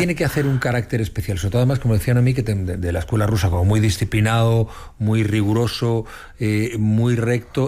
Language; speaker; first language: Spanish; native; Spanish